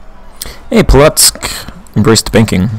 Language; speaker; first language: English; native; English